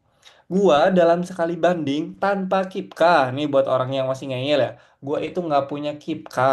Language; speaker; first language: Indonesian; native; Indonesian